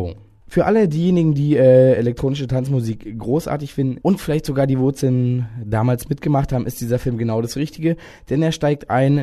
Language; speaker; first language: German; native; German